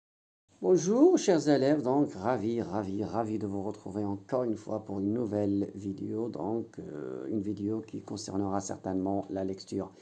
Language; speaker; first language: French; non-native, local second language; Arabic